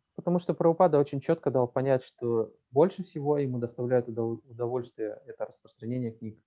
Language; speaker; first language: Russian; native; Russian